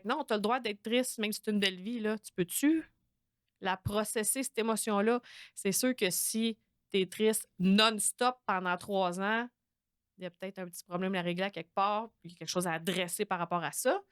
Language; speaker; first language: French; native; French